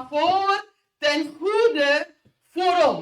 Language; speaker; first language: Dutch; non-native, fluent; Indonesian